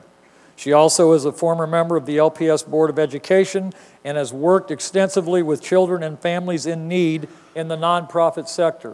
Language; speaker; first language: English; native; English